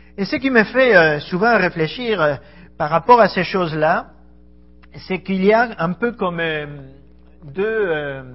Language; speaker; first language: French; non-native, fluent; Spanish